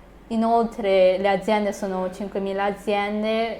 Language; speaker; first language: Italian; non-native, fluent; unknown